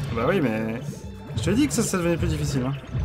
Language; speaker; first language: French; native; French